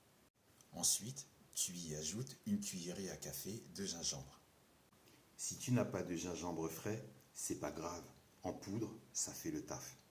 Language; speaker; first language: French; native; French